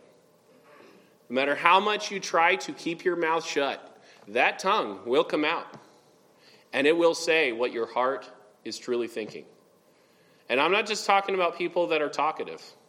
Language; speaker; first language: English; native; English